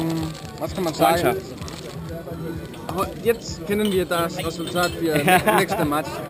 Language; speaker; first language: German; non-native, learner; Danish